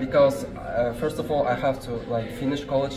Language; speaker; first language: English; non-native, learner; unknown